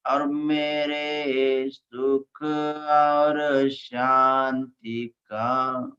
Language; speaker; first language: Hindi; non-native, local second language; Marathi